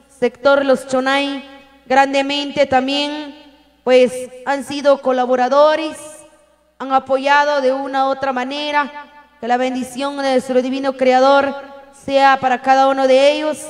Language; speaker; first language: Spanish; native; Spanish